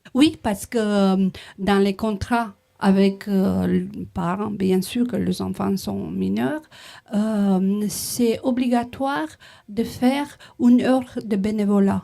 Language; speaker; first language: French; non-native, learner; Romanian